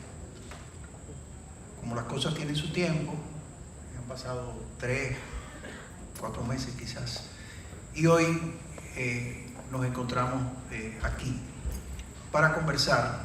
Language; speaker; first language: Spanish; native; Spanish